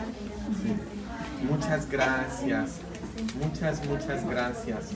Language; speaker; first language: Spanish; non-native, fluent; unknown